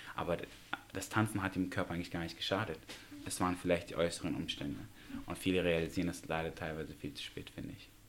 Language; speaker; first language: German; early bilingual, other home language; Russian